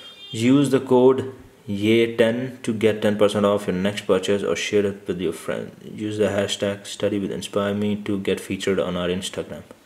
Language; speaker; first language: English; non-native, local second language; Urdu